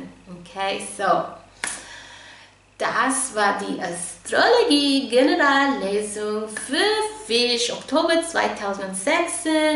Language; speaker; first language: German; non-native, fluent; English